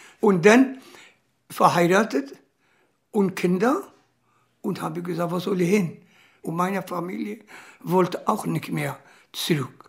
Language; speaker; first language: German; non-native, learner; Kurdish